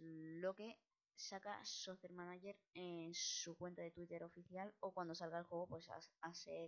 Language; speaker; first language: Spanish; native; Spanish